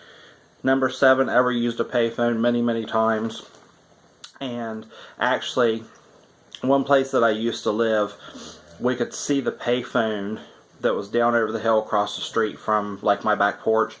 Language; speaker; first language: English; native; English